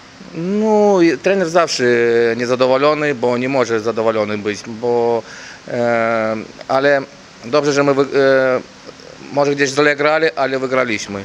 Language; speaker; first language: Polish; non-native, learner; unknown